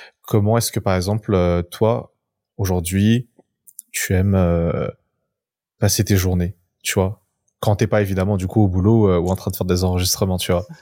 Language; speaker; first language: French; native; French